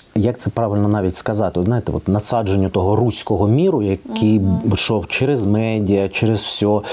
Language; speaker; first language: Ukrainian; non-native, local second language; Russian